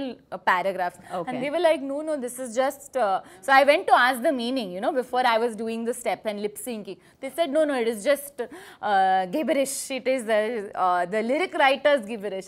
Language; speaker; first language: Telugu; non-native, fluent; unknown